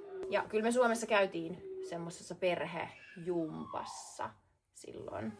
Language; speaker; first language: Finnish; native; Finnish